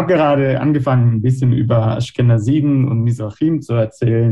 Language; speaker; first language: German; non-native, fluent; Hebrew